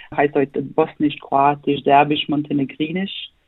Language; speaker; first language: German; non-native, fluent; Bosnian